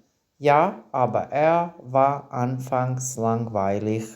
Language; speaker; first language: German; non-native, fluent; Serbian